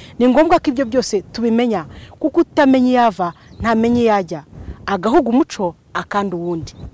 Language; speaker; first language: Kinyarwanda; native; Kinyarwanda